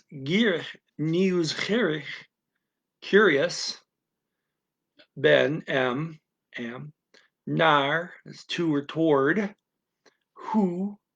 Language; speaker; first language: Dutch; non-native, learner; English